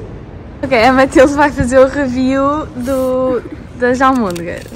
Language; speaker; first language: Portuguese; native; Portuguese